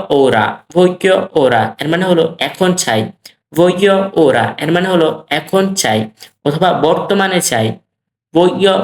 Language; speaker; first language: Bangla; native; Bangla